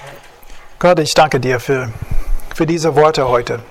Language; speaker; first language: German; non-native, fluent; English